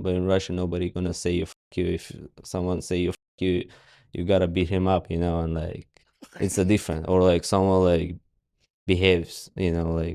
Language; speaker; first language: English; non-native, learner; Russian